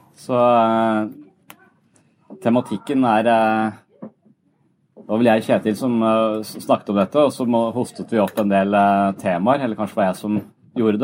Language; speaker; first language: Norwegian; native; Norwegian